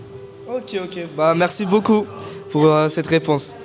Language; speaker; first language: French; native; French